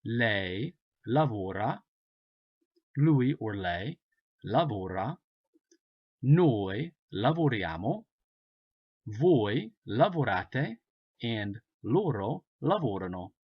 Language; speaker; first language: Italian; non-native, fluent; English